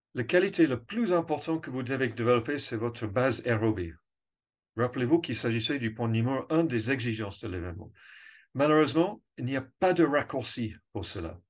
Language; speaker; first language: French; non-native, fluent; English